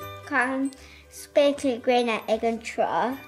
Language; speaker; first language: Irish; non-native, local second language; English